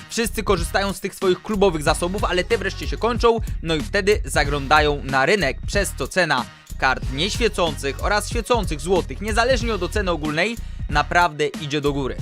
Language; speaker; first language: Polish; native; Polish